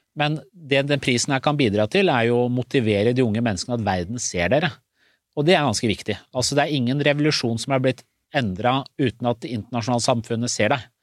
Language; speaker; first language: Norwegian; early bilingual, other home language; Persian